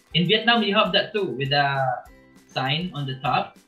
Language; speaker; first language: English; non-native, local second language; Filipino